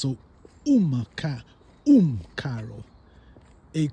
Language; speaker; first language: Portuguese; non-native, learner; English